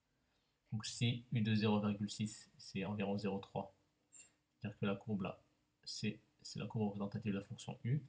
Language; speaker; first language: French; native; French